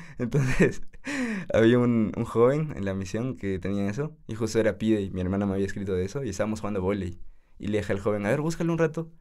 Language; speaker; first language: Spanish; native; Spanish